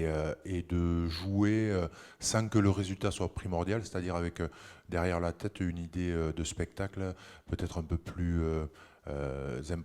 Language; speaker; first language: French; native; French